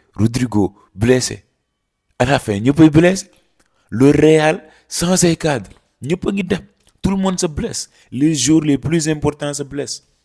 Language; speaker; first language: French; non-native, local second language; Wolof